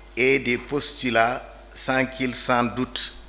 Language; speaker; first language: French; non-native, local second language; Fula